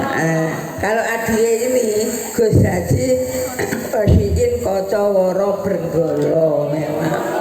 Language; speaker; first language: Indonesian; non-native, local second language; Javanese